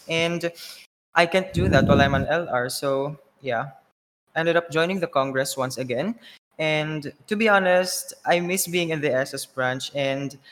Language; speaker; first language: English; non-native, local second language; Filipino